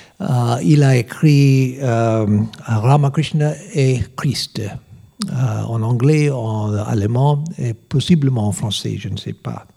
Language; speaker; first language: French; non-native, learner; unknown